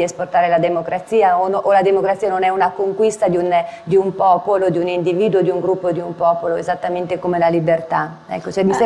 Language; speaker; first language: Italian; native; Italian